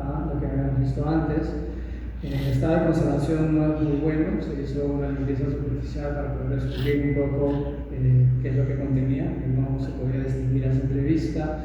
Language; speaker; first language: Spanish; native; Spanish